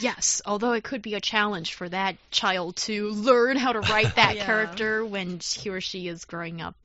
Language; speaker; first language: English; non-native, fluent; Chinese